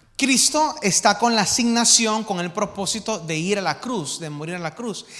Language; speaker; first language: Spanish; native; Spanish